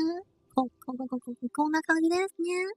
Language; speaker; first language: Japanese; non-native, learner; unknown